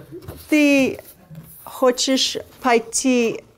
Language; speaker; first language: Russian; non-native, fluent; English